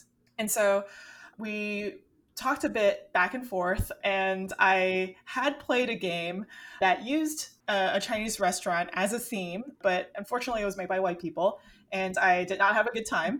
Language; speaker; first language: English; non-native, local second language; Cantonese